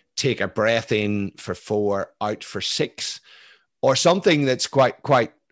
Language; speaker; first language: English; native; English